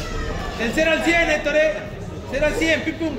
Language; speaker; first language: Spanish; native; Spanish